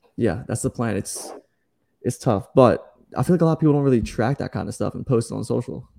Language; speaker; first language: English; native; English